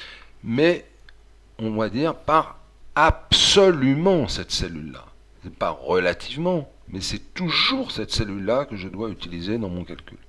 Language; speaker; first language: French; native; French